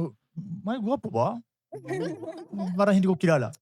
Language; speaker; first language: Filipino; non-native, learner; Japanese